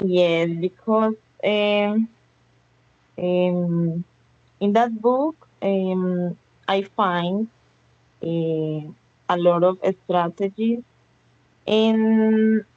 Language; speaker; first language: English; non-native, learner; Spanish